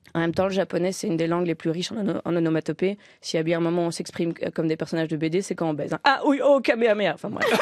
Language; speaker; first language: French; native; French